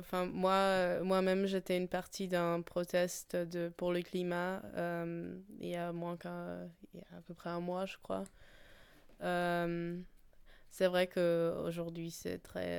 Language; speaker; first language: French; non-native, fluent; Polish